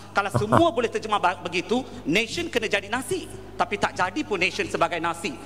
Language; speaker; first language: Malay; non-native, local second language; Tamil